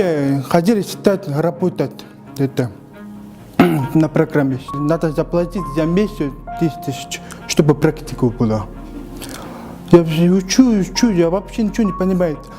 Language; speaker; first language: Russian; non-native, local second language; Kyrgyz